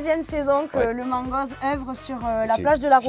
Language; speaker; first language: French; native; French